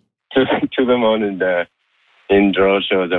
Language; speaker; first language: French; non-native, local second language; English